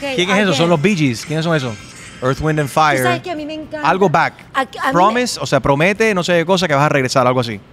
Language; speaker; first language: Spanish; early bilingual, heritage; Spanish